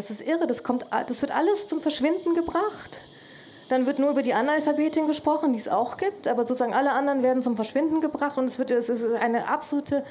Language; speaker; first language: German; native; German